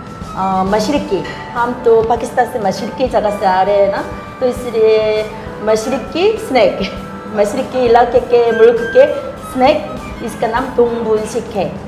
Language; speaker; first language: Hindi; non-native, learner; Korean